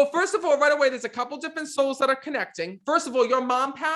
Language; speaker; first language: English; native; English